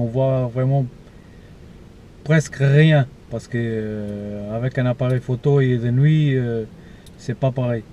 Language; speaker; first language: French; non-native, fluent; Portuguese